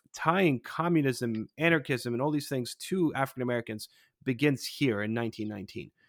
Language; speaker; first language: English; non-native, fluent; Polish